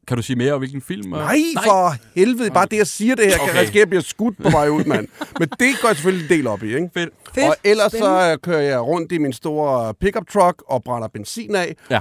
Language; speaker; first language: Danish; native; Danish